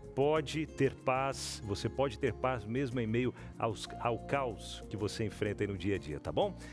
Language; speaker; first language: Portuguese; native; Portuguese